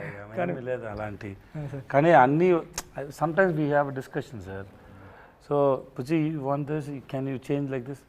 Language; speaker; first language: Telugu; non-native, local second language; Tamil